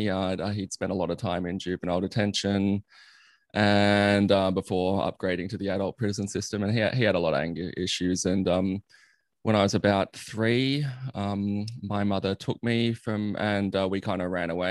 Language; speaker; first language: English; native; English